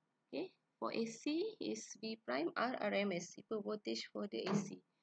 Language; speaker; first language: English; non-native, local second language; Malay